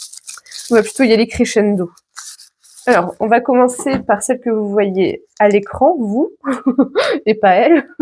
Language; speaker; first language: French; native; French